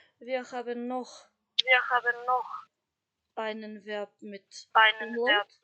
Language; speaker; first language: German; non-native, fluent; Macedonian